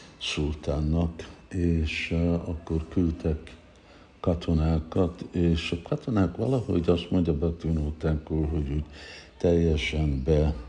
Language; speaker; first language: Hungarian; early bilingual, heritage; Hungarian